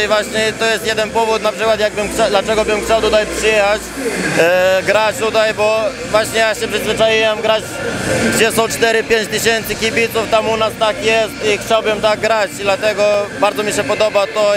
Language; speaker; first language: Polish; non-native, fluent; Albanian